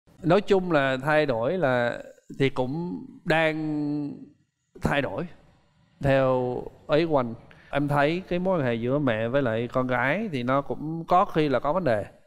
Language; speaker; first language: Vietnamese; non-native, fluent; English